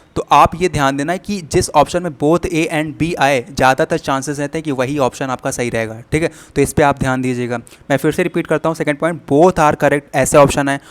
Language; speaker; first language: Hindi; native; Hindi